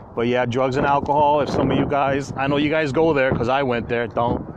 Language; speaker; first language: English; native; English